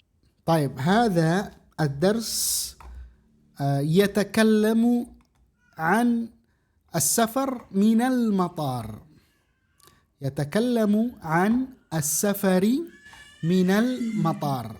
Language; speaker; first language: Arabic; non-native, fluent; Indonesian